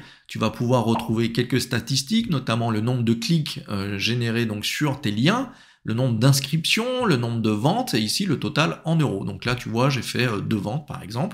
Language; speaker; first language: French; native; French